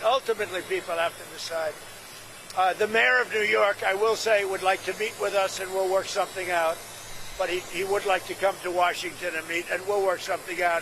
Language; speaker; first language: English; native; English